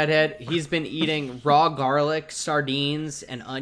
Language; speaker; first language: English; native; English